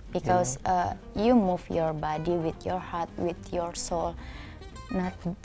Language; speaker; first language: English; non-native, learner; Indonesian